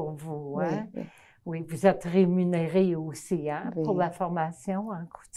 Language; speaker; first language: French; native; French